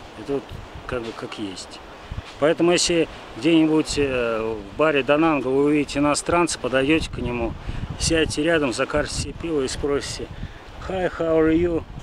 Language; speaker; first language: Russian; native; Russian